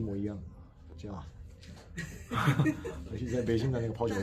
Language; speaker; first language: Chinese; non-native, fluent; Japanese